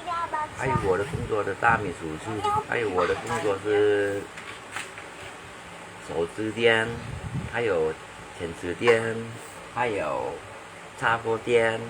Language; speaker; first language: Chinese; non-native, learner; Hakka Chinese